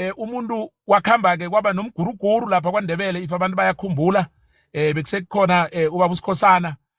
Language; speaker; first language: Zulu; non-native, local second language; South Ndebele